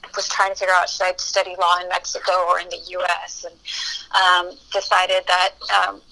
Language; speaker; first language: English; early bilingual, other home language; Spanish